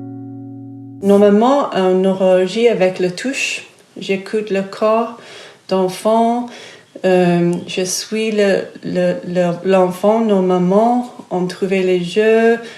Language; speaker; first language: French; non-native, fluent; English